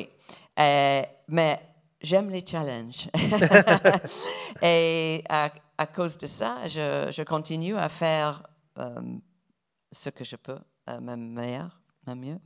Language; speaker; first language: French; non-native, fluent; English